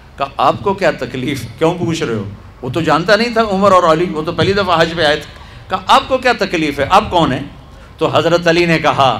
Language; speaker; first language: Urdu; non-native, local second language; Punjabi